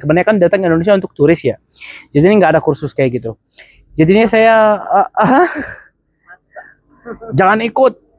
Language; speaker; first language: Indonesian; non-native, fluent; Arabic